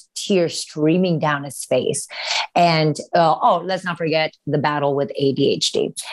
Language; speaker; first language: English; early bilingual, other home language; Romanian